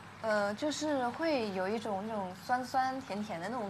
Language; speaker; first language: Chinese; native; Chinese